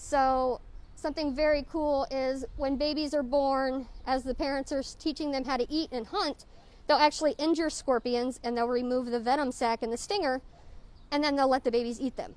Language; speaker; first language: English; native; English